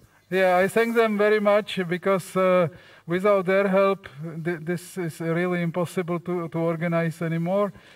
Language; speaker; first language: English; non-native, fluent; Czech